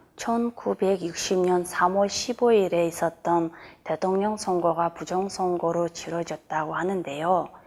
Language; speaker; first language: Korean; non-native, fluent; Kyrgyz